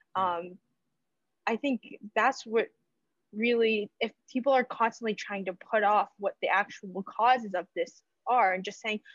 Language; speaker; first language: English; native; English